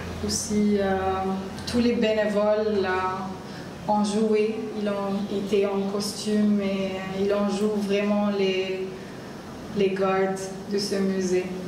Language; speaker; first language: French; non-native, learner; Arabic